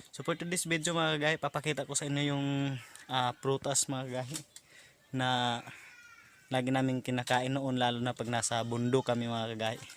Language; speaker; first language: Filipino; non-native, local second language; Cebuano